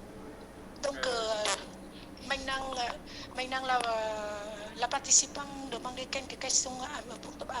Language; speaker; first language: French; non-native, learner; Vietnamese